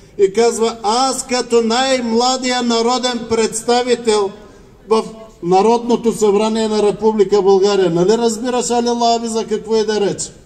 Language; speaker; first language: Bulgarian; non-native, local second language; Turkish